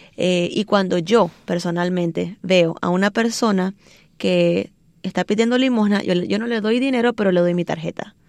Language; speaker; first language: Spanish; native; Spanish